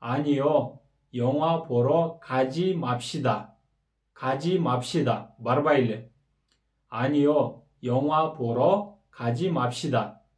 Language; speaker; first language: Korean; non-native, fluent; Kyrgyz